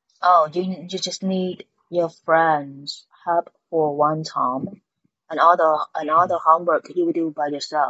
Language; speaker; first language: English; non-native, fluent; Vietnamese